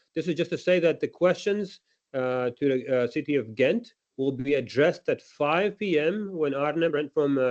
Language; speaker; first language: English; non-native, fluent; Latvian